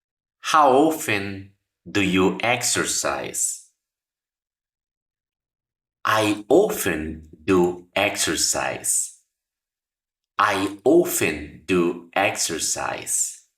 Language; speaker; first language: English; non-native, fluent; Spanish